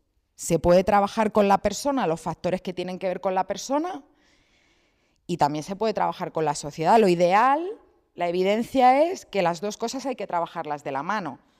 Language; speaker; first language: Spanish; native; Spanish